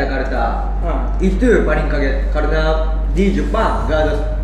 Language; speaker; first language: Indonesian; non-native, fluent; Japanese